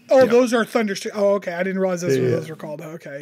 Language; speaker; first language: English; native; English